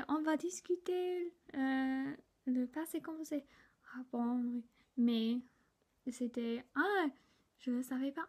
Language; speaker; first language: French; non-native, learner; English